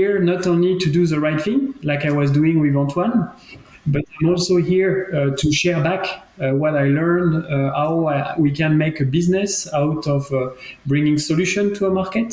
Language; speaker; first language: English; non-native, fluent; French